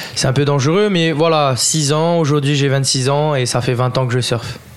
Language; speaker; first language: French; native; French